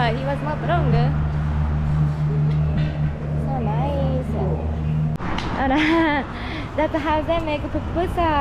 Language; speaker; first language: English; non-native, fluent; Japanese